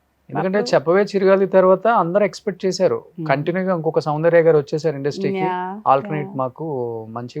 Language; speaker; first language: Telugu; native; Telugu